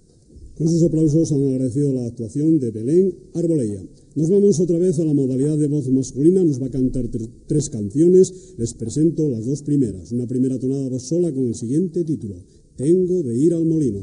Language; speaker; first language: Spanish; native; Spanish